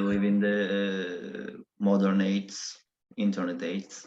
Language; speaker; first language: English; non-native, learner; Turkish